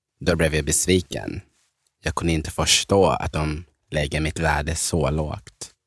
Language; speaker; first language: Swedish; early bilingual, other home language; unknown